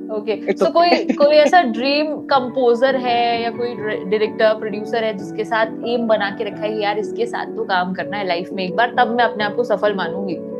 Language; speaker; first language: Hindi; native; Hindi